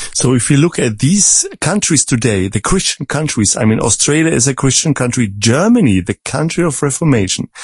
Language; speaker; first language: English; non-native, fluent; Czech